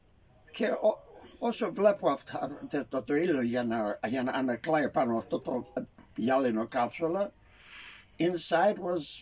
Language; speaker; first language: Greek; early bilingual, heritage; Greek